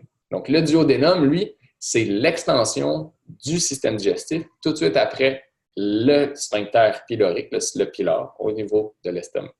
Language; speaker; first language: French; native; French